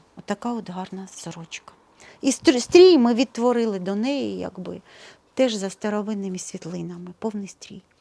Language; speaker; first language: Ukrainian; non-native, local second language; Russian